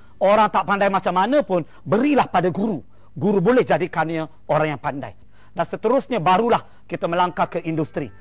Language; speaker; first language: Malay; non-native, local second language; Tamil